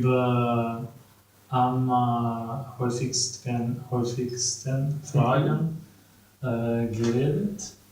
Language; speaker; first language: German; non-native, learner; Slovenian